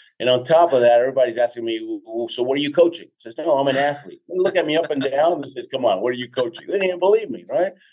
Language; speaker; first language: English; early bilingual, other home language; Spanish